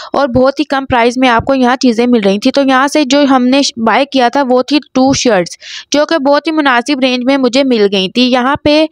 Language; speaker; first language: Urdu; non-native, local second language; Punjabi